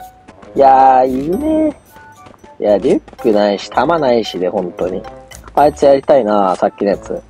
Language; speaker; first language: Japanese; native; Japanese